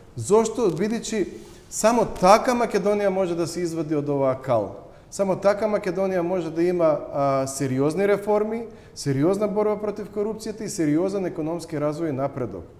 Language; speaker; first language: Macedonian; native; Macedonian